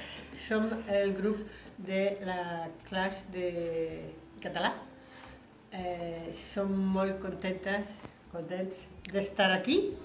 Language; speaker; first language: Catalan; non-native, learner; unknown